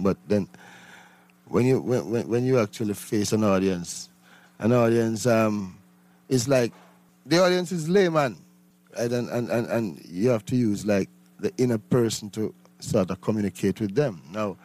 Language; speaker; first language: English; non-native, local second language; Jamaican Creole English